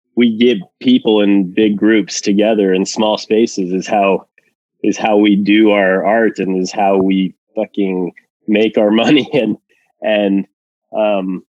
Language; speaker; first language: English; non-native, fluent; Spanish